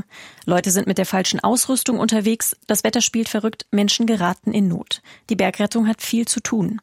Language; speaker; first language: German; native; German